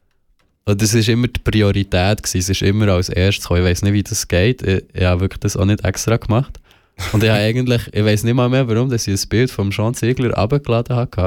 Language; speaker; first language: German; native; German